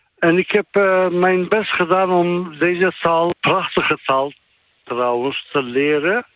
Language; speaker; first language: Dutch; non-native, fluent; Turkish